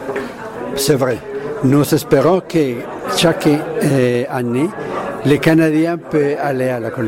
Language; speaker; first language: French; non-native, learner; Spanish